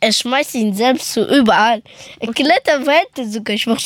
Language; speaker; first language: German; early bilingual, other home language; Persian